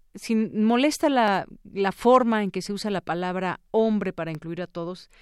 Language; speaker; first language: Spanish; native; Spanish